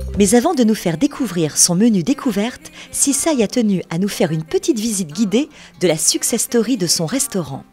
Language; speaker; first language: French; native; French